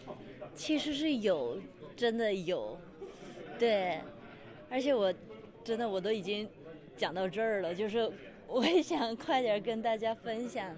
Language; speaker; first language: Chinese; non-native, fluent; Japanese